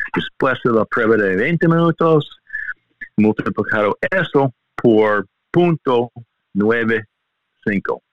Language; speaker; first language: Spanish; non-native, learner; English